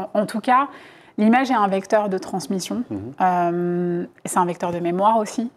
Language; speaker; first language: French; native; French